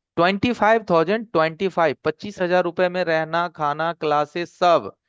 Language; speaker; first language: Hindi; native; Hindi